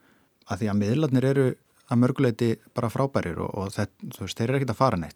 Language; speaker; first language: Icelandic; native; Icelandic